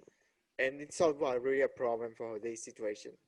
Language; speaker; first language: English; non-native, learner; Spanish